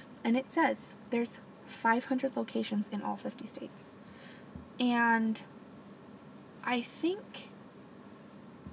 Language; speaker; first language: English; native; English